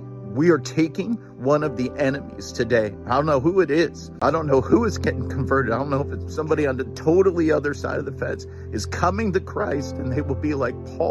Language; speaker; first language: English; native; English